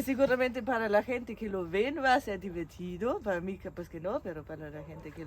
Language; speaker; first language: Spanish; non-native, fluent; German